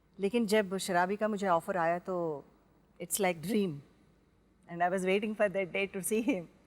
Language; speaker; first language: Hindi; non-native, local second language; Telugu